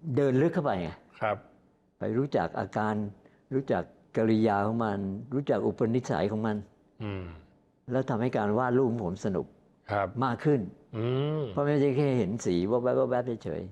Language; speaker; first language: Thai; native; Thai